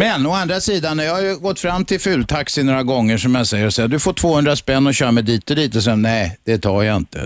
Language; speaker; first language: Swedish; native; Swedish